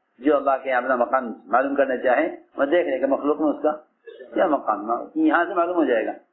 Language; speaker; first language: Urdu; native; Urdu